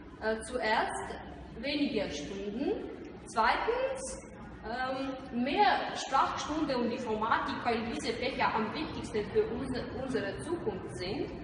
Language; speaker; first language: German; non-native, learner; Serbian